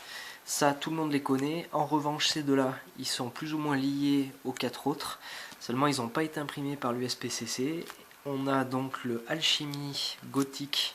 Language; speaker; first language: French; native; French